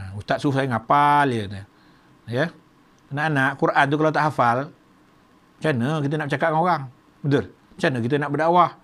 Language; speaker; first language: Malay; native; Malay